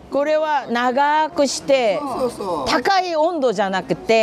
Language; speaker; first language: Japanese; non-native, fluent; Korean